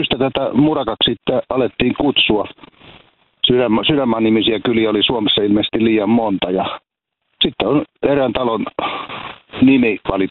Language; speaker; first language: Finnish; native; Finnish